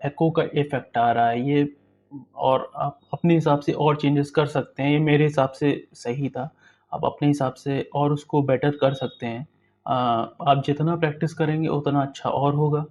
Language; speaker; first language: Hindi; native; Hindi